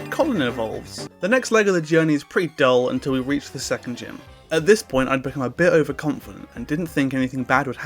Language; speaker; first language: English; native; English